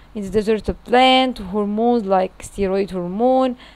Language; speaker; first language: English; non-native, fluent; Arabic